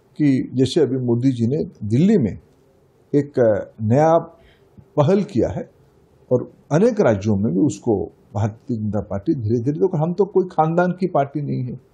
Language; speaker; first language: Hindi; non-native, local second language; Odia